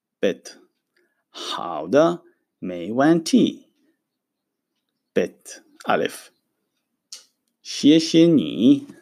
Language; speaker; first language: Chinese; non-native, fluent; Hebrew